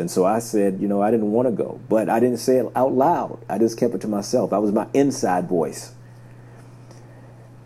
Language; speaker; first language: English; native; English